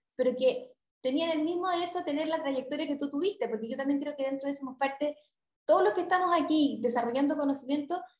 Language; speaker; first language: Spanish; native; Spanish